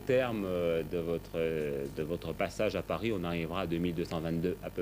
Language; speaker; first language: French; native; French